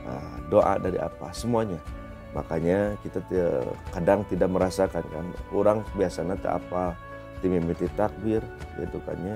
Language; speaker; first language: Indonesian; non-native, local second language; Sundanese